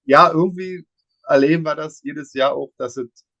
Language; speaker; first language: German; native; German